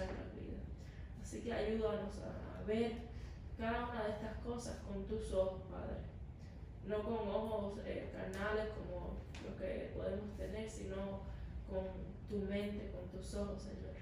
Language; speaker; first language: Spanish; native; Spanish